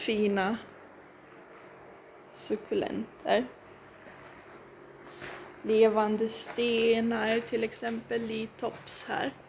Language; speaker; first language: Swedish; non-native, fluent; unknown